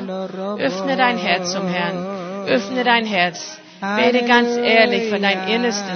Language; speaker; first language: German; non-native, fluent; English